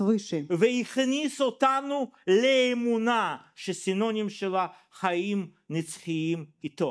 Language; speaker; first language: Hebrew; non-native, fluent; Russian